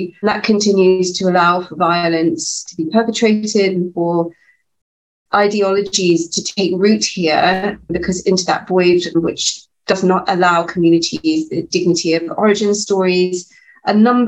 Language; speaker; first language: English; native; English